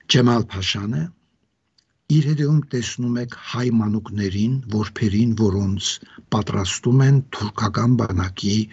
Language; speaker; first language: Armenian; native; Armenian